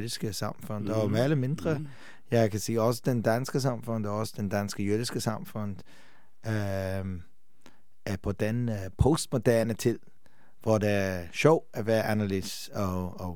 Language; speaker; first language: Danish; non-native, fluent; English